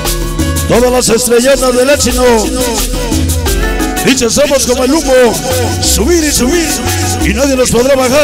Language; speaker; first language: Spanish; native; Spanish